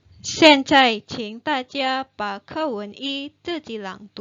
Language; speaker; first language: Chinese; non-native, fluent; Indonesian